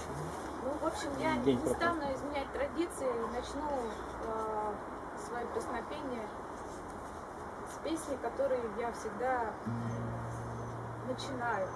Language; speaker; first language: Russian; native; Russian